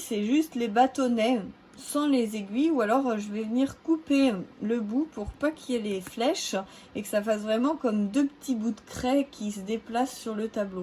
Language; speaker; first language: French; native; French